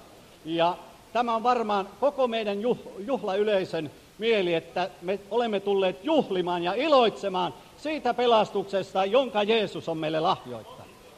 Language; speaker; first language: Finnish; native; Finnish